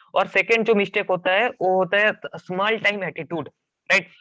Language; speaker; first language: Hindi; non-native, local second language; Bangla